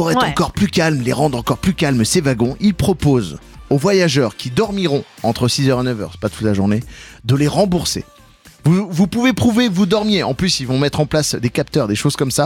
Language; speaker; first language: French; native; French